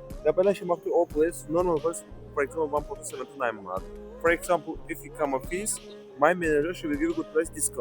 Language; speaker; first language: English; non-native, learner; Azerbaijani